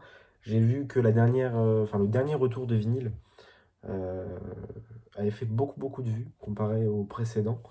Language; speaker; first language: French; native; French